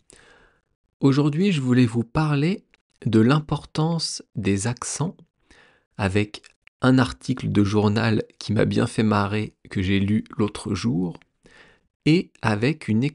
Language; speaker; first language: French; native; French